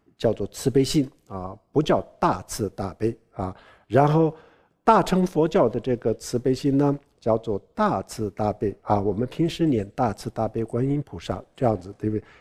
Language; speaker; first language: Chinese; non-native, local second language; Tibetan